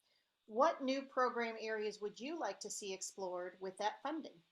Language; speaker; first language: English; native; English